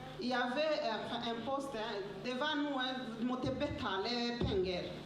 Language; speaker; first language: French; non-native, local second language; Swahili